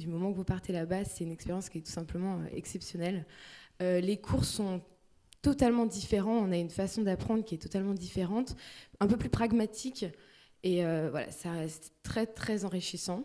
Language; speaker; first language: French; native; French